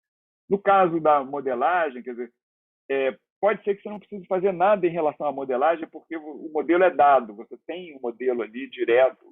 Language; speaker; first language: Portuguese; native; Portuguese